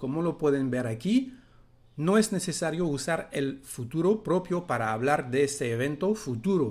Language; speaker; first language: Spanish; non-native, fluent; French